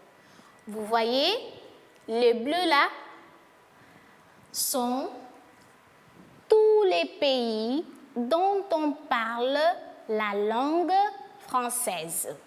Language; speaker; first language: French; non-native, fluent; Portuguese